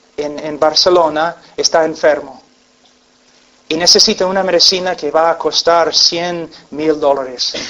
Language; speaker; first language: Spanish; non-native, fluent; English